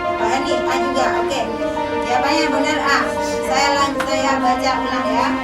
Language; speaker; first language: Indonesian; native; Indonesian